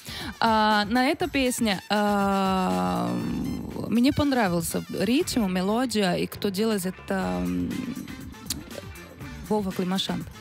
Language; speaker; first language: Russian; non-native, learner; Portuguese